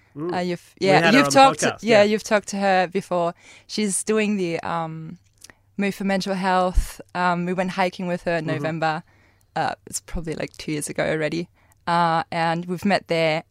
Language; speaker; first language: English; non-native, fluent; German